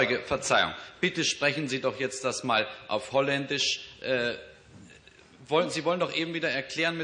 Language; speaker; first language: German; native; German